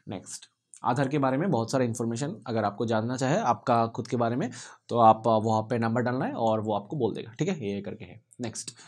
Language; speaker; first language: Hindi; non-native, local second language; Bangla